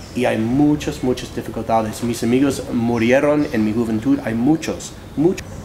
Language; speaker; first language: Spanish; non-native, fluent; English